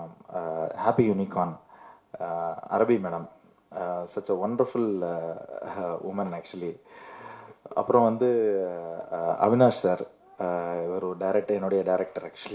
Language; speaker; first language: Tamil; native; Tamil